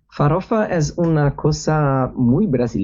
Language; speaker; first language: Spanish; non-native, learner; Portuguese